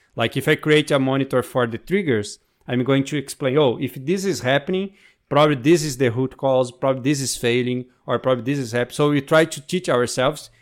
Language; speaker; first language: English; non-native, fluent; Portuguese